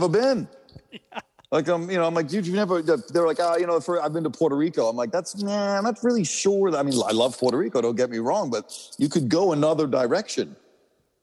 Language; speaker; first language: English; native; English